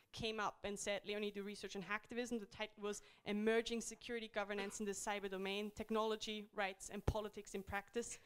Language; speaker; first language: English; non-native, fluent; German